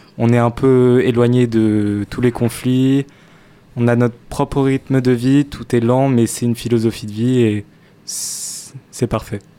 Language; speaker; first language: French; native; French